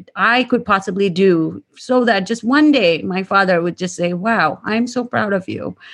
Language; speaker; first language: English; non-native, local second language; Gujarati